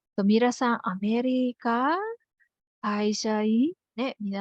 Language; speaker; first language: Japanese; non-native, fluent; Filipino